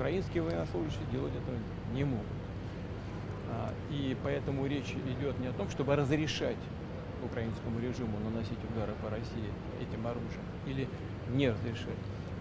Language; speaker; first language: Russian; native; Russian